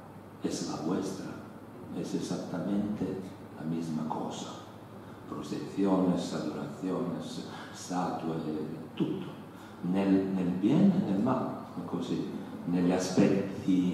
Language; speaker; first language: Spanish; non-native, learner; Italian